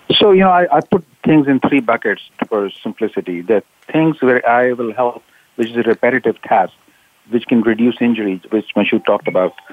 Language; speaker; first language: English; non-native, local second language; Urdu